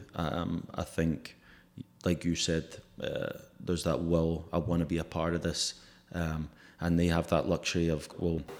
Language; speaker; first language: English; native; English